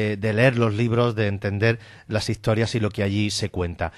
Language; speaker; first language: Spanish; native; Spanish